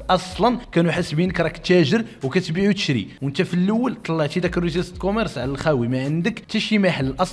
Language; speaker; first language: Arabic; native; Arabic